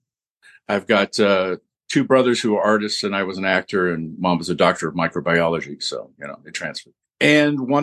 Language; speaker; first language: English; native; English